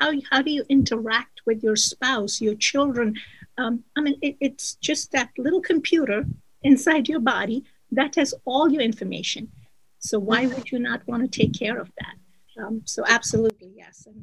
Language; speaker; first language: English; non-native, local second language; Kashmiri